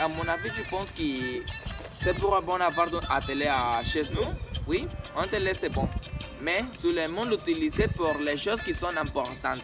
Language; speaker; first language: French; non-native, learner; Spanish